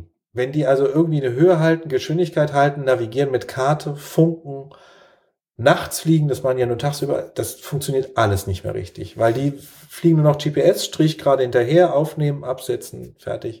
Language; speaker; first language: German; native; German